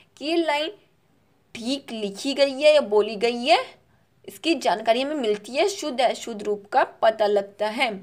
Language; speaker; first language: Hindi; native; Hindi